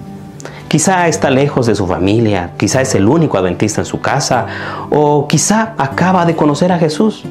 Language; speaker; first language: Spanish; native; Spanish